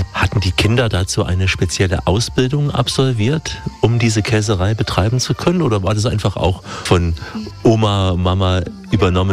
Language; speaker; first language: German; native; German